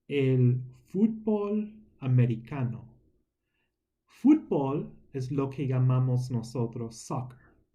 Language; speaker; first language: Spanish; non-native, fluent; English